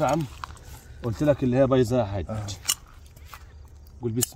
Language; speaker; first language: Arabic; native; Arabic